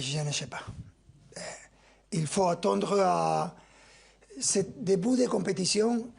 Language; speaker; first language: French; non-native, fluent; Spanish